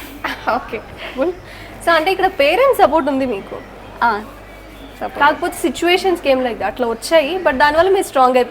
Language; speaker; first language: Telugu; native; Telugu